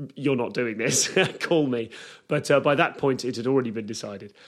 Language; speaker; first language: English; native; English